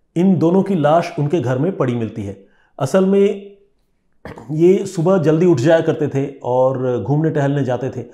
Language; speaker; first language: Hindi; non-native, local second language; Bangla